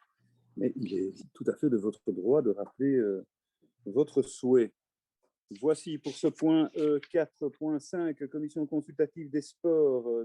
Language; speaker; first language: French; native; French